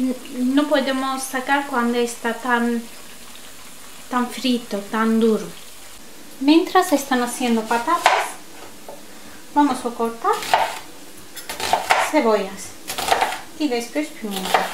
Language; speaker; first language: Spanish; non-native, learner; Turkish